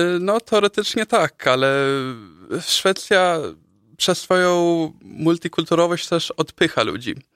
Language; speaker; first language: Polish; early bilingual, heritage; Polish